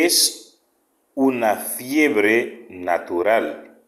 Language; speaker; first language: Spanish; non-native, fluent; Haitian Creole